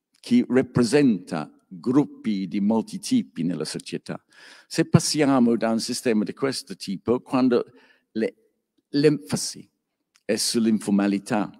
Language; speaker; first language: Italian; non-native, learner; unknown